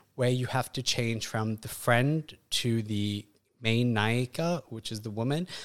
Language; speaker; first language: English; native; English